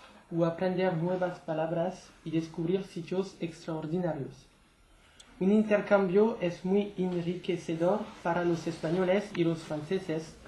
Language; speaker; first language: Spanish; non-native, learner; French